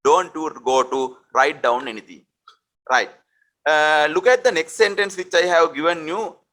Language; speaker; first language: English; non-native, local second language; Sinhala